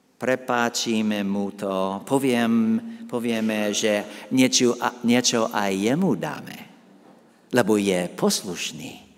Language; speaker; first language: Slovak; non-native, fluent; English